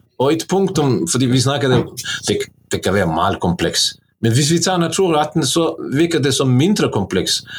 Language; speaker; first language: Norwegian; non-native, fluent; Bosnian